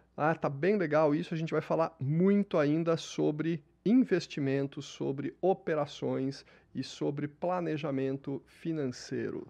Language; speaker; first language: Portuguese; native; Portuguese